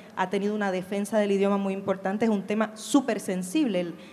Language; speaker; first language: Spanish; native; Spanish